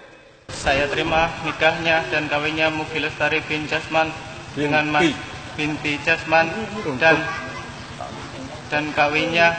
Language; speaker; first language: Indonesian; non-native, local second language; Javanese